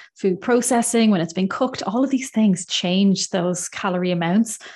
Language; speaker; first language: English; native; English